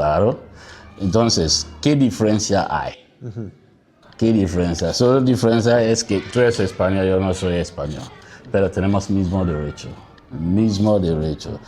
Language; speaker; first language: Spanish; non-native, learner; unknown